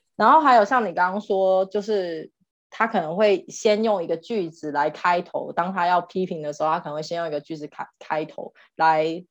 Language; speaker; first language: Chinese; native; Chinese